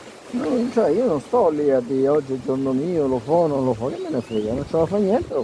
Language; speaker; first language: Italian; native; Italian